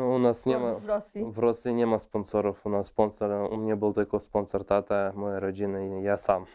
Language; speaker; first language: Polish; non-native, fluent; Russian